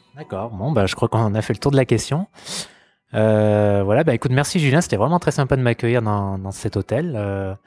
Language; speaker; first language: French; native; French